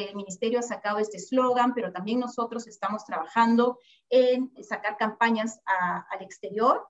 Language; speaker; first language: Spanish; native; Spanish